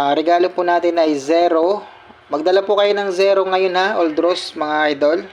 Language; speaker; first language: Filipino; non-native, local second language; Cebuano